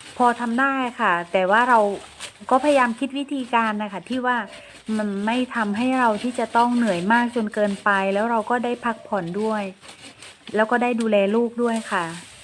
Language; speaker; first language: Thai; non-native, local second language; Northern Khmer